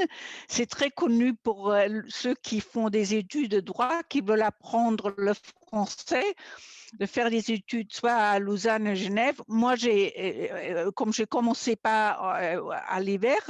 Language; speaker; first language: French; non-native, fluent; German